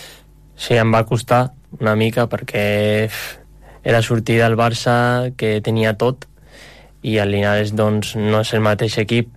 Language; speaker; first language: Catalan; non-native, local second language; Spanish